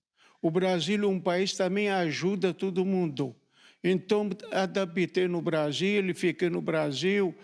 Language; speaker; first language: Portuguese; non-native, fluent; Arabic